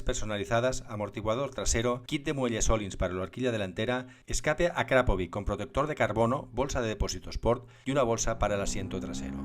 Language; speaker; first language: Spanish; native; Spanish